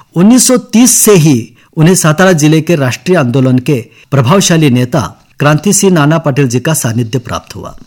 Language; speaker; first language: Hindi; non-native, local second language; Marathi